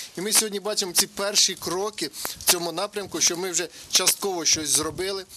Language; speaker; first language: Ukrainian; native; Ukrainian